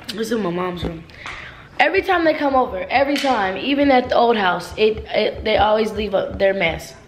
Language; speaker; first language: English; native; English